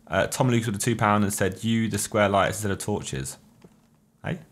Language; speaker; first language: English; native; English